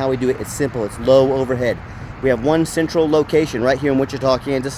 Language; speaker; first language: English; native; English